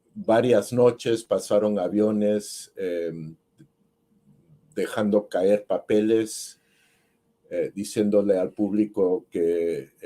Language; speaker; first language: Spanish; early bilingual, heritage; Spanish